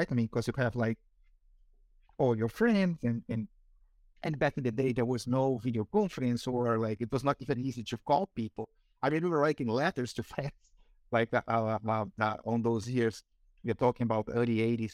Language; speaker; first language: English; non-native, fluent; Portuguese